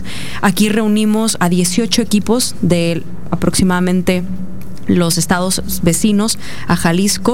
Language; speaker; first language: Spanish; native; Spanish